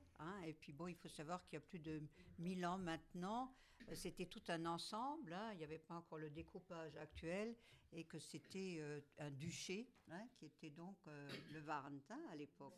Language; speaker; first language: French; native; French